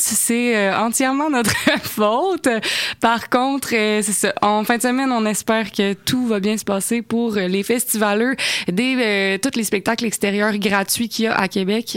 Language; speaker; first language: French; native; French